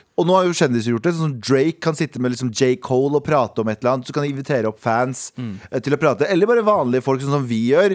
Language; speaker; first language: Norwegian; early bilingual, other home language; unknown